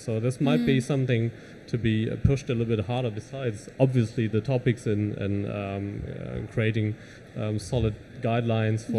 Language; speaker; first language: English; non-native, fluent; German